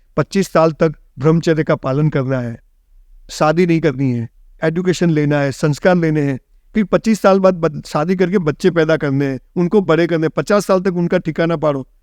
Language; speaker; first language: Hindi; non-native, local second language; Gujarati